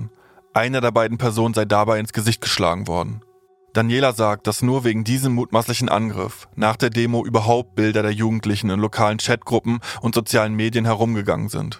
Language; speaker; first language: German; native; German